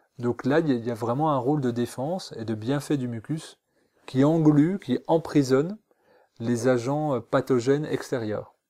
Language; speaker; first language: French; native; French